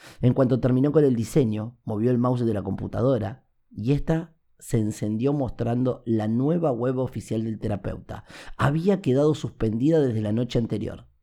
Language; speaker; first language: Spanish; native; Spanish